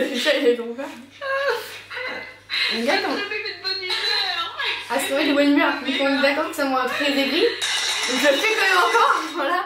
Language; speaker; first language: French; native; French